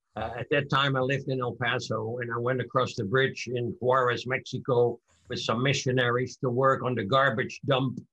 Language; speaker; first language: English; non-native, fluent; Dutch